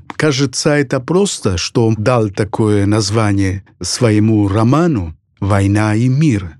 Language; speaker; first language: Russian; non-native, fluent; Spanish